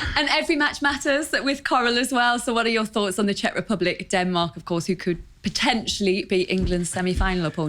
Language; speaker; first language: English; native; English